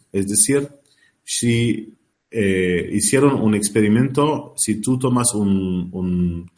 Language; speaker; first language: Spanish; non-native, fluent; Arabic